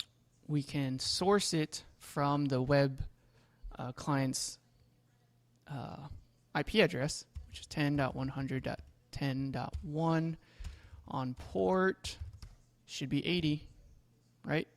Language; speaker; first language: English; native; English